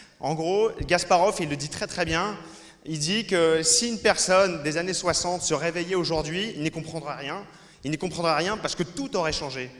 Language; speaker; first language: French; native; French